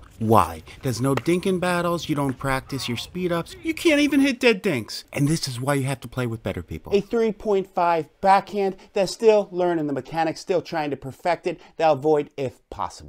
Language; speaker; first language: English; native; English